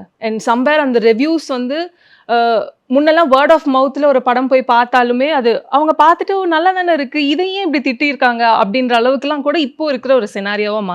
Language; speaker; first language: Tamil; native; Tamil